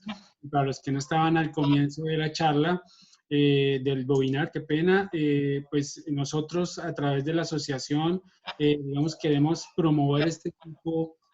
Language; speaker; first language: Spanish; native; Spanish